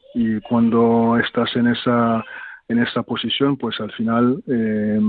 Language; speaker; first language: Spanish; non-native, fluent; French